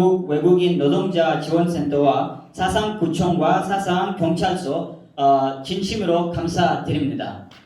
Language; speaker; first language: Korean; non-native, fluent; Urdu